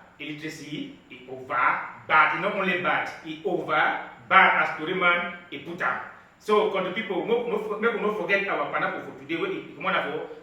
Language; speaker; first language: Nigerian Pidgin; native; Nigerian Pidgin